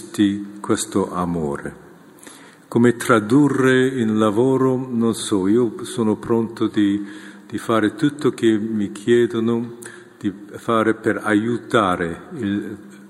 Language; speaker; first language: Italian; non-native, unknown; Korean